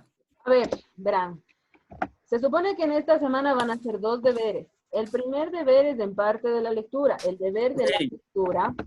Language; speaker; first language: Spanish; native; Spanish